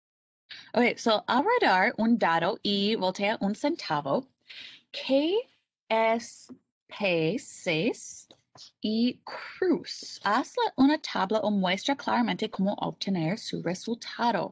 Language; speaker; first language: Spanish; non-native, learner; English